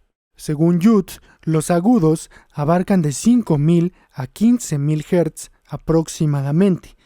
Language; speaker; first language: Spanish; native; Spanish